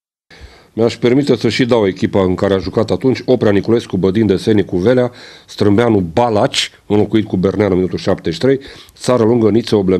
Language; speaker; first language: Romanian; native; Romanian